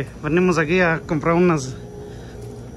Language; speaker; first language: Spanish; early bilingual, heritage; Spanish